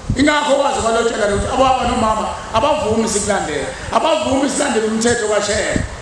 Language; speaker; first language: Zulu; native; Zulu